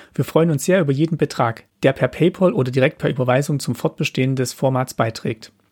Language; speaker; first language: German; native; German